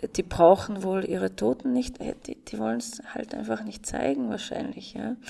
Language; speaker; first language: German; non-native, fluent; Russian